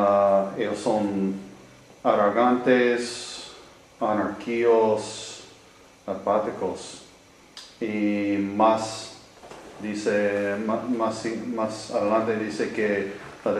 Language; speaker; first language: Spanish; non-native, learner; English